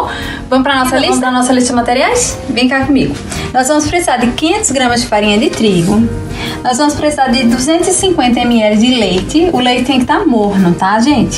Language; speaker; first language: Portuguese; native; Portuguese